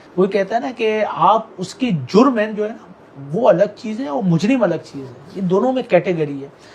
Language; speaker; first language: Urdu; native; Urdu